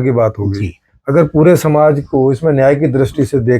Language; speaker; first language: Hindi; native; Hindi